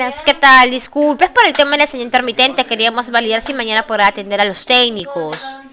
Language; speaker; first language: Spanish; native; Spanish